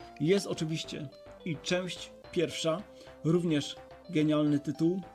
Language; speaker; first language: Polish; native; Polish